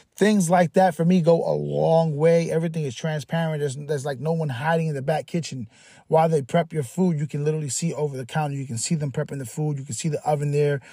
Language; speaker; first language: English; native; English